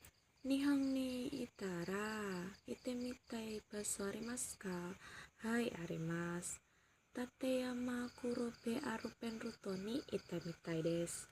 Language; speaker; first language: Japanese; non-native, learner; Indonesian